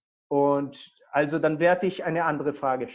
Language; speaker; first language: German; non-native, fluent; Portuguese